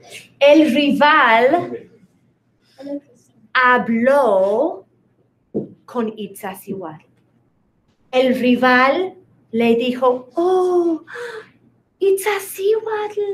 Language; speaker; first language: Spanish; non-native, fluent; English